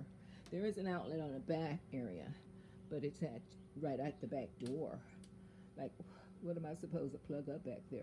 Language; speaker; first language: English; native; English